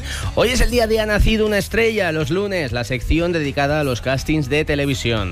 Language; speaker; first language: Spanish; native; Spanish